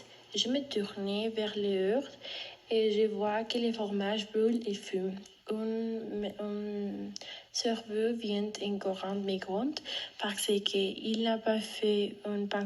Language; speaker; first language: French; non-native, learner; Spanish